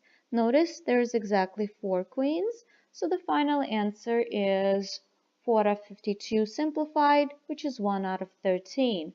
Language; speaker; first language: English; non-native, fluent; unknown